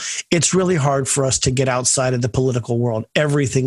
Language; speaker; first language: English; native; English